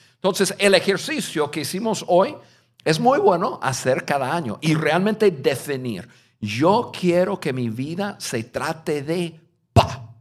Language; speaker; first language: Spanish; non-native, fluent; English